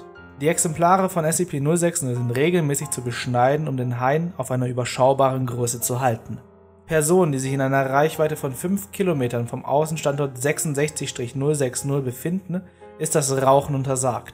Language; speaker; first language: German; native; German